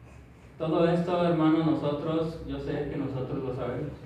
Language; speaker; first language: Spanish; native; Spanish